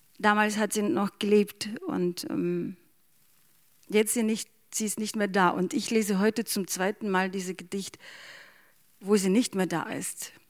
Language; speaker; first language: German; non-native, fluent; Ukrainian